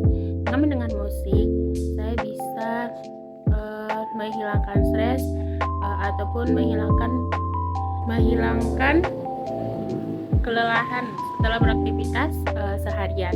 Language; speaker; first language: Indonesian; non-native, local second language; Minangkabau